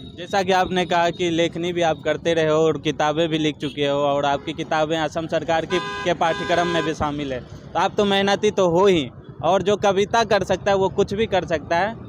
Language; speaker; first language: Hindi; native; Hindi